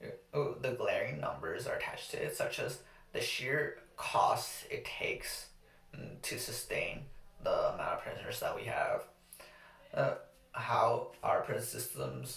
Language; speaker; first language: English; native; English